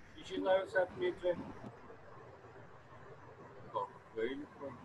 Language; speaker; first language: Persian; non-native, fluent; Urdu